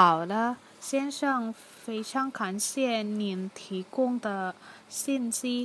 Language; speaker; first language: Chinese; non-native, learner; Indonesian